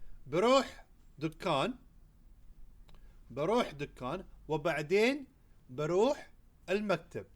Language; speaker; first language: Arabic; non-native, fluent; Urdu